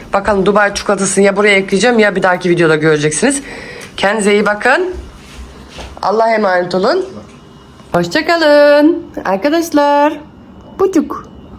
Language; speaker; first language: Turkish; early bilingual, heritage; Turkish